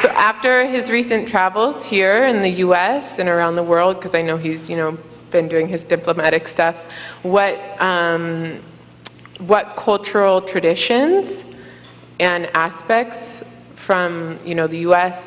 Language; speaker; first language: English; native; English